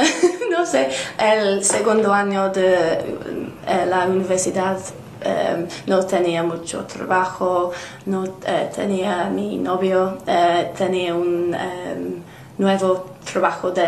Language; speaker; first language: Spanish; non-native, learner; English